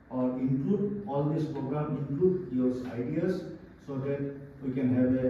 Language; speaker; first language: English; non-native, local second language; Assamese